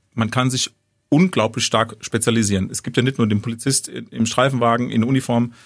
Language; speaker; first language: German; native; German